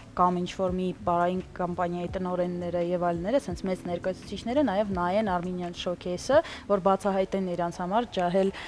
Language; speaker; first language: Armenian; early bilingual, heritage; Armenian